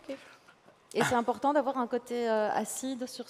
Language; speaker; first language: French; native; French